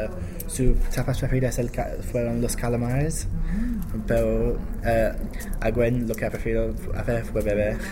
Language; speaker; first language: Spanish; non-native, learner; English